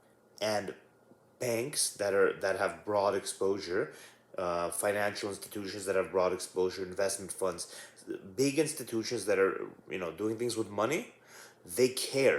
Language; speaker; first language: English; native; English